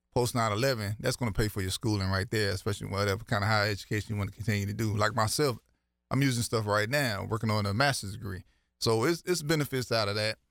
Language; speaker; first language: English; native; English